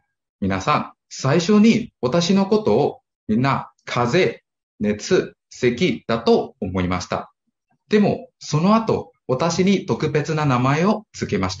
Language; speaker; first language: Japanese; non-native, learner; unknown